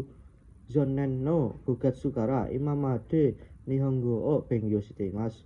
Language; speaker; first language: Japanese; non-native, learner; Indonesian